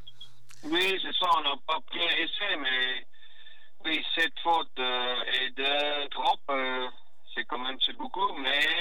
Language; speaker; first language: French; non-native, learner; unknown